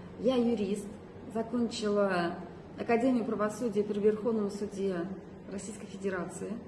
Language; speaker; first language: Russian; native; Russian